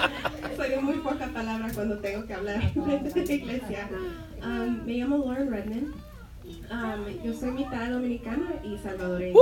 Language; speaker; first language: Spanish; early bilingual, heritage; Spanish